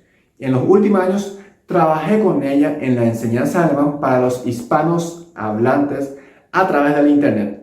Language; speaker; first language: Spanish; non-native, local second language; Japanese